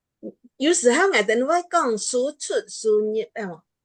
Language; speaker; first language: Chinese; early bilingual, heritage; Chinese